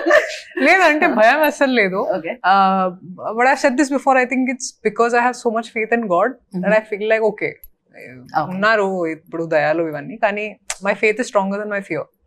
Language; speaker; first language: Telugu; non-native, fluent; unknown